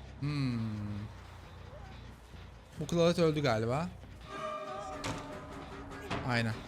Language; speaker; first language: Turkish; native; Turkish